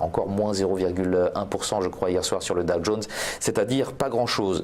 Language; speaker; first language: French; native; French